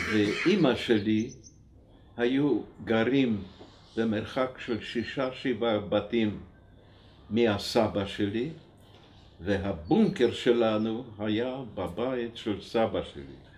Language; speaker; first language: Hebrew; non-native, fluent; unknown